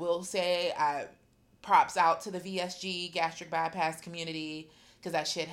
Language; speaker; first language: English; native; English